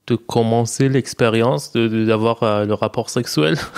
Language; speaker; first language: French; non-native, fluent; Persian